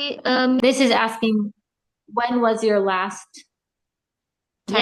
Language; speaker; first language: English; early bilingual, heritage; English